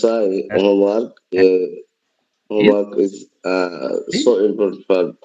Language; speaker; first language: English; non-native, learner; Bangla